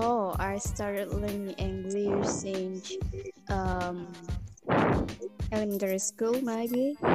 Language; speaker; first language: English; non-native, learner; Indonesian